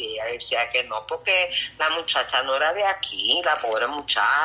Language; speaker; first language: Spanish; early bilingual, heritage; Spanish